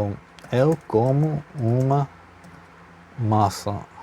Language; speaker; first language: Portuguese; non-native, learner; English